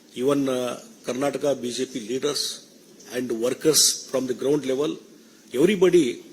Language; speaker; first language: English; non-native, local second language; Kannada